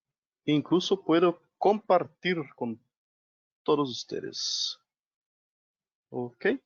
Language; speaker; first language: Spanish; non-native, local second language; Portuguese